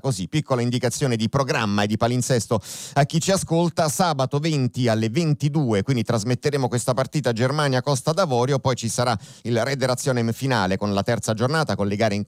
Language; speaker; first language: Italian; native; Italian